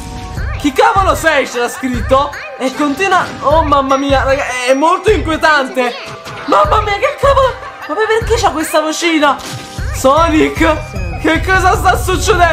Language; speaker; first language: Italian; native; Italian